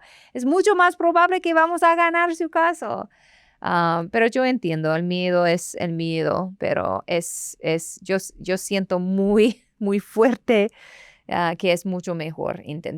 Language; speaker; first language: Spanish; non-native, fluent; English